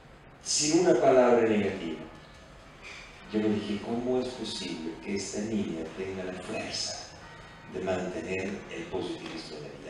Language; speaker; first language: Spanish; non-native, fluent; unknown